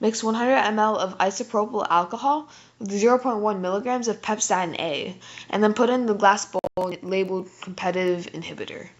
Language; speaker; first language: English; native; English